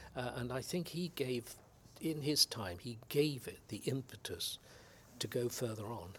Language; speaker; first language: English; native; English